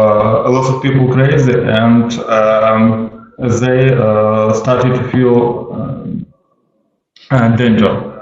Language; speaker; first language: English; non-native, learner; Russian